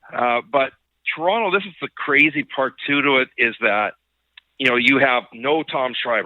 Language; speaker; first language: English; native; English